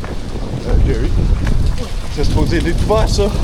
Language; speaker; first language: French; native; French